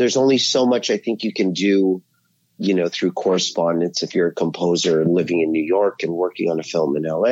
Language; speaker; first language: English; native; English